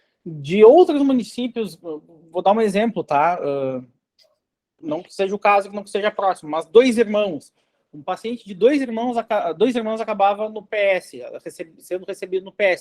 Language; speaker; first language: Portuguese; native; Portuguese